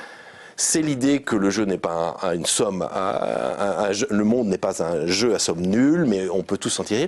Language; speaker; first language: French; native; French